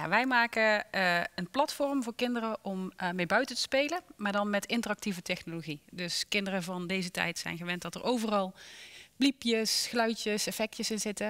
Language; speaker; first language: Dutch; native; Dutch